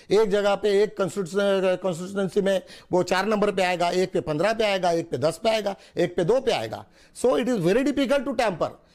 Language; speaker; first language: Hindi; non-native, local second language; Marathi